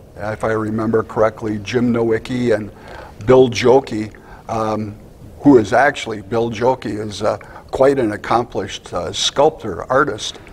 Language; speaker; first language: English; native; English